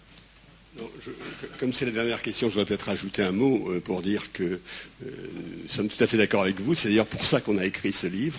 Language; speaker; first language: French; native; French